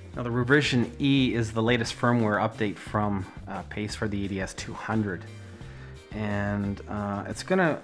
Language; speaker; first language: English; native; English